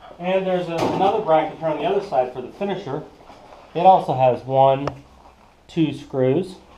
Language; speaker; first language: English; native; English